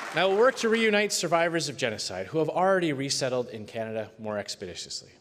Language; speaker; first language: English; native; English